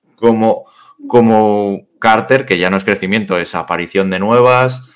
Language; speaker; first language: Spanish; native; Spanish